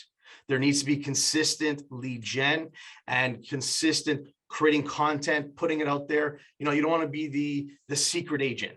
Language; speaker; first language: English; native; English